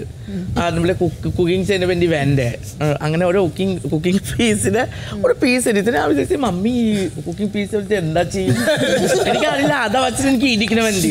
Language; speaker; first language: Malayalam; non-native, fluent; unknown